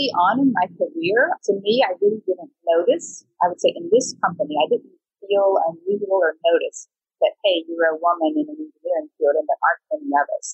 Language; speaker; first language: English; native; English